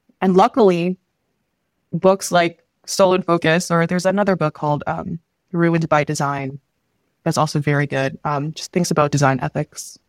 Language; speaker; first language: English; early bilingual, other home language; Filipino